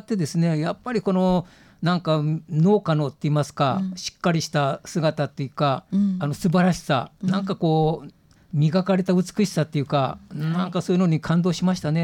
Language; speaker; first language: Japanese; native; Japanese